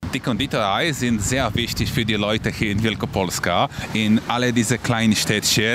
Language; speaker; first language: German; non-native, fluent; Polish